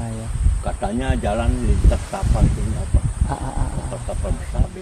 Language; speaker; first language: Indonesian; native; Indonesian